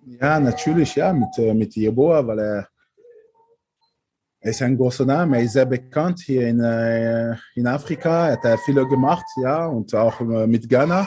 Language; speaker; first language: German; non-native, fluent; French